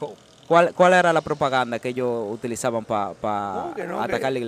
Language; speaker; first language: Spanish; native; Spanish